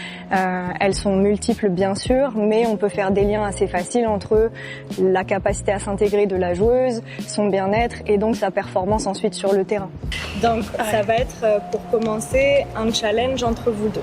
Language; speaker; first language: French; native; French